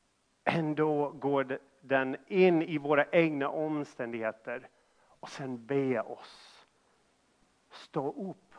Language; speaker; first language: Swedish; non-native, fluent; English